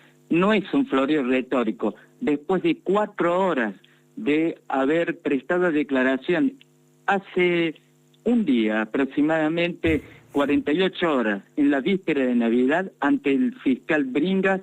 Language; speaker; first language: Spanish; native; Spanish